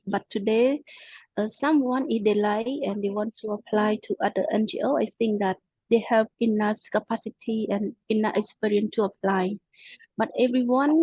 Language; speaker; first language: English; non-native, local second language; Khmer